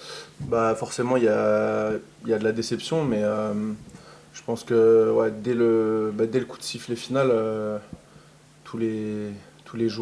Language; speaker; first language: French; native; French